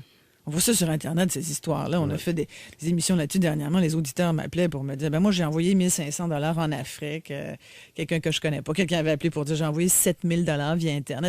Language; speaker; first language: French; native; French